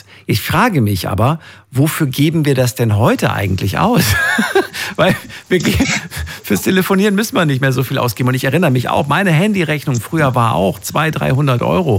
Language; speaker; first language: German; native; German